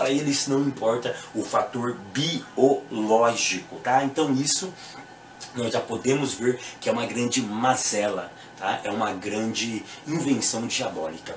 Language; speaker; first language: Portuguese; native; Portuguese